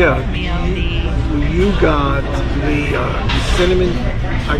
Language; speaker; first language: English; native; English